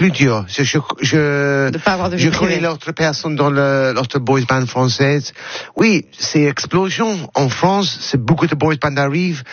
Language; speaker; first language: French; non-native, learner; English